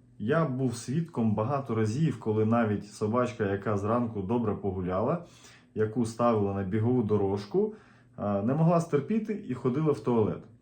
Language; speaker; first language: Ukrainian; native; Ukrainian